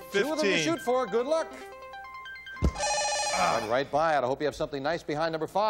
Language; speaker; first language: English; native; English